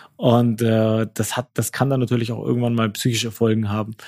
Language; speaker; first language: German; native; German